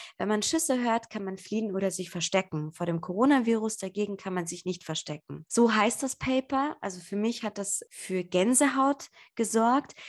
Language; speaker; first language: German; native; German